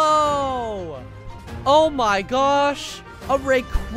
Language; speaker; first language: English; native; English